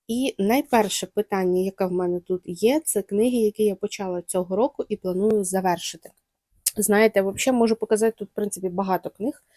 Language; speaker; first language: Ukrainian; non-native, local second language; Russian